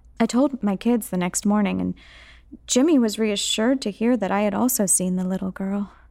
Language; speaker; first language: English; native; English